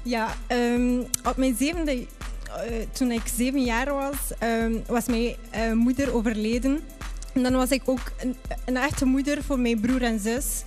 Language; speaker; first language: Dutch; early bilingual, other home language; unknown